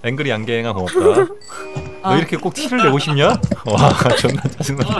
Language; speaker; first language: Korean; native; Korean